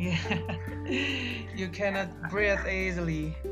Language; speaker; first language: English; non-native, learner; Indonesian